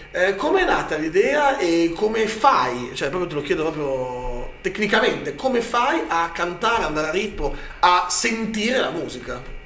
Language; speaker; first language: Italian; native; Italian